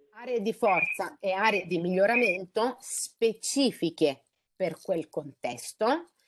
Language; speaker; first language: Italian; non-native, fluent; Greek